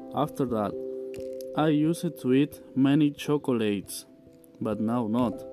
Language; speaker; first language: English; non-native, learner; Spanish